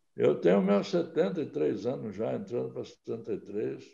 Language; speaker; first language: Portuguese; native; Portuguese